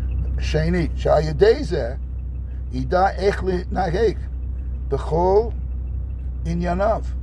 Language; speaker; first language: Hebrew; non-native, fluent; English